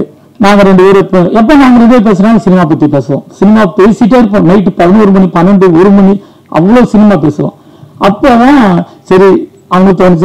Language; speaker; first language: Tamil; native; Tamil